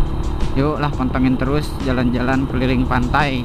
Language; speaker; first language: Indonesian; non-native, local second language; Sundanese